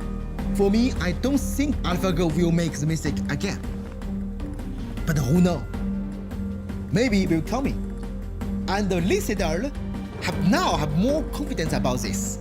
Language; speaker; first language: English; non-native, learner; Chinese